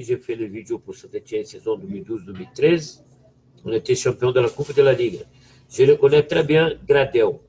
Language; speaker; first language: French; non-native, fluent; Portuguese